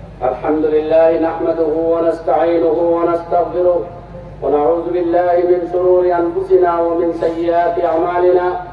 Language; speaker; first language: Arabic; non-native, fluent; Bangla